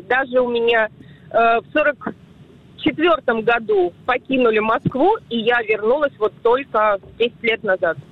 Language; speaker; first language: Russian; early bilingual, heritage; Russian